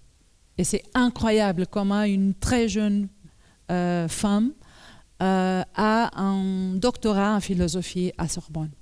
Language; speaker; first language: French; non-native, learner; Portuguese